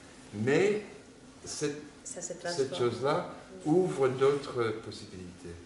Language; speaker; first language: French; non-native, fluent; English